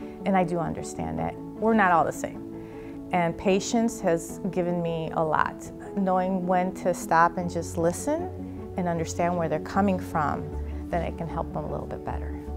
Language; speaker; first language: English; early bilingual, other home language; Spanish